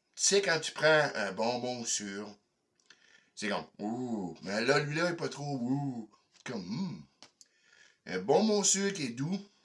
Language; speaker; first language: French; native; French